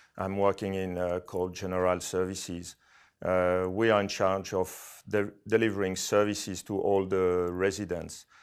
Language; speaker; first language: English; non-native, fluent; French